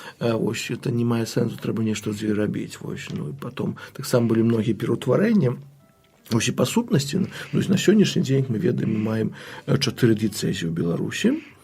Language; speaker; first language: Belarusian; native; Belarusian